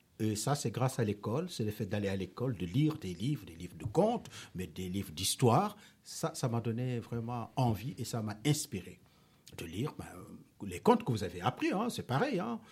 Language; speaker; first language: French; non-native, local second language; Wolof